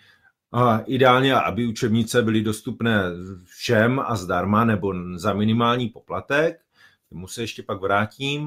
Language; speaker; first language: Czech; native; Czech